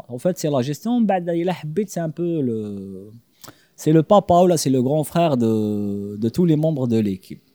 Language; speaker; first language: French; non-native, local second language; Arabic